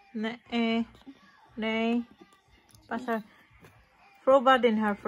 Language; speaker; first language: Swedish; non-native, learner; Filipino